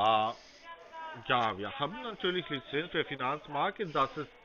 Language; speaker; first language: German; non-native, fluent; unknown